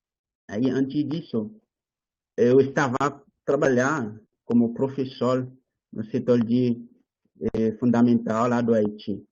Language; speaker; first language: Portuguese; non-native, learner; Haitian Creole